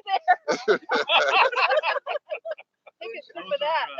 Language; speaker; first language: English; native; English